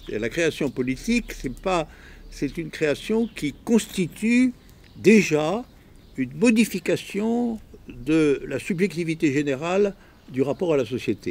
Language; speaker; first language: French; native; French